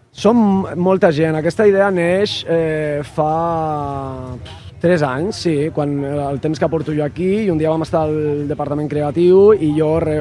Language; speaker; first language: Catalan; non-native, local second language; Spanish